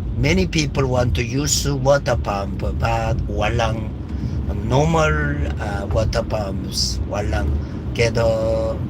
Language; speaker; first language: English; non-native, learner; Korean